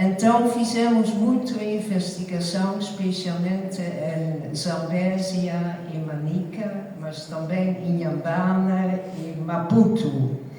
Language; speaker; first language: Portuguese; non-native, fluent; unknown